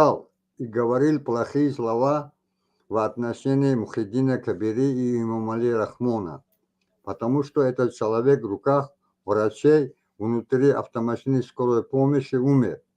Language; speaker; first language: Russian; non-native, local second language; Tajik